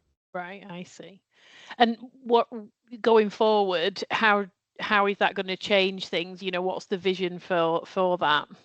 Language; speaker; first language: English; native; English